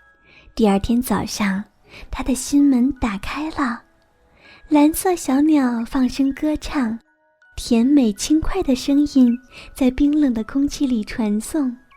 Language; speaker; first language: Chinese; native; Chinese